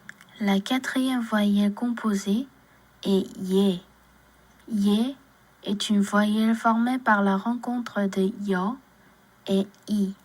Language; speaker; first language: French; non-native, learner; Korean